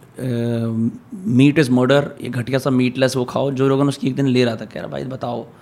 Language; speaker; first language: Hindi; native; Hindi